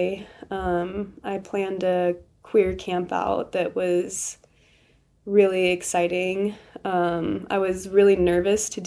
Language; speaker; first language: English; native; English